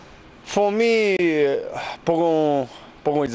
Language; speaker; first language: English; non-native, learner; Japanese